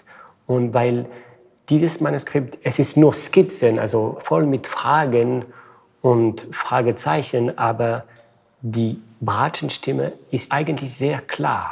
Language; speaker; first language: German; non-native, fluent; French